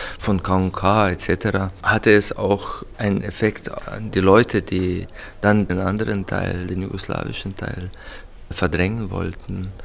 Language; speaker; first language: German; non-native, fluent; Slovenian